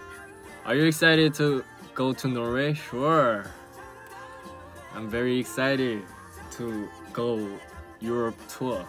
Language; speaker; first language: English; non-native, learner; Korean